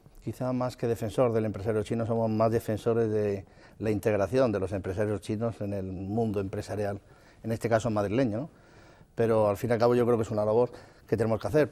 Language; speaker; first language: Spanish; native; Spanish